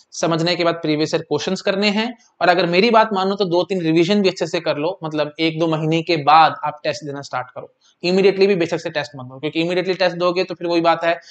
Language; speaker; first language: Hindi; native; Hindi